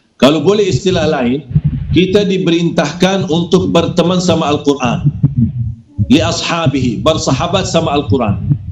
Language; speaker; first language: Malay; non-native, fluent; Arabic